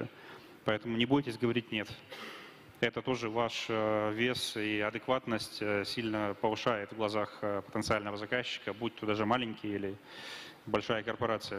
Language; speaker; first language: Russian; native; Russian